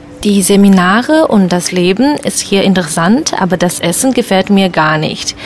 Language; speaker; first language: German; non-native, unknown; Chinese